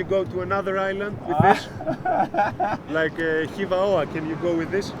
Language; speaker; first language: English; non-native, learner; Greek